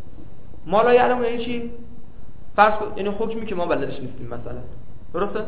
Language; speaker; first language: Persian; native; Persian